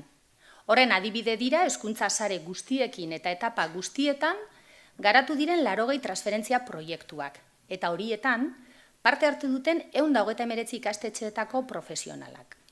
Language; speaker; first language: Basque; native; Basque